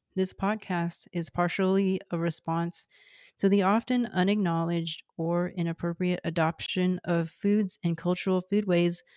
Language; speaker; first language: English; early bilingual, other home language; Cantonese